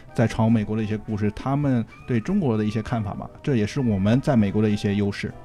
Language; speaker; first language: Chinese; native; Chinese